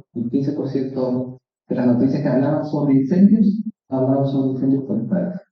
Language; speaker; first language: Spanish; native; Spanish